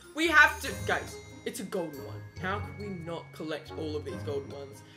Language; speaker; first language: English; native; English